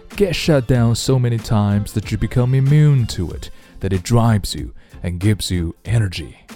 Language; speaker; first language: English; non-native, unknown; Chinese